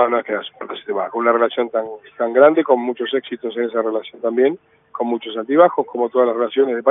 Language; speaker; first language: Spanish; native; Spanish